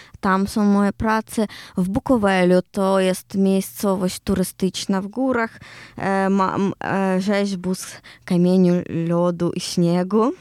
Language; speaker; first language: Polish; non-native, learner; Ukrainian